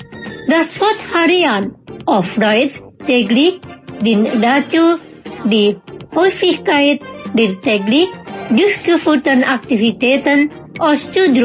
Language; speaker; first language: German; non-native, fluent; Indonesian